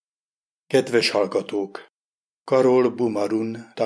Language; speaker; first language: Hungarian; native; Hungarian